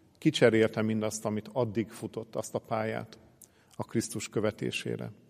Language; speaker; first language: Hungarian; native; Hungarian